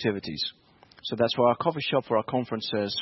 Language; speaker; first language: English; non-native, fluent; Dutch